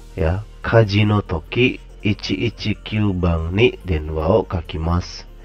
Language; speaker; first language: Japanese; non-native, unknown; Indonesian